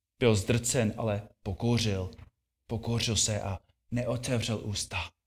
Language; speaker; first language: Czech; non-native, fluent; English